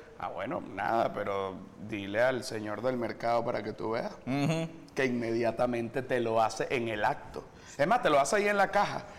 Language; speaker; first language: Spanish; native; Spanish